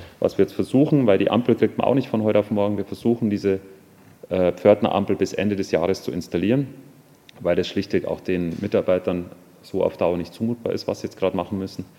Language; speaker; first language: German; native; German